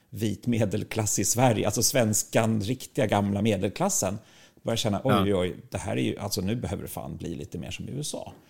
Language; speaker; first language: Swedish; native; Swedish